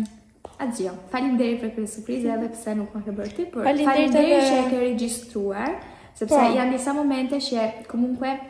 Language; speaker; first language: Albanian; early bilingual, heritage; Albanian